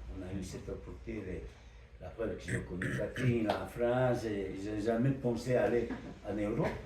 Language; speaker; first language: French; non-native, fluent; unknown